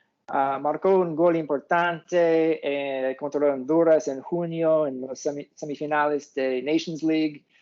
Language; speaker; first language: Spanish; non-native, fluent; English